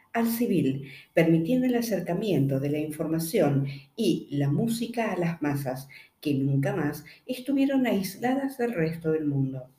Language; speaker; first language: Spanish; native; Spanish